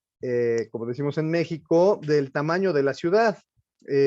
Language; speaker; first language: Spanish; native; Spanish